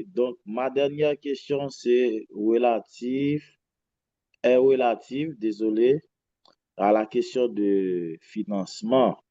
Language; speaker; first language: French; non-native, local second language; Haitian Creole